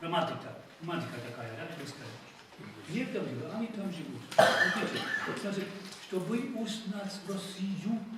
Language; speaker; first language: Russian; non-native, fluent; German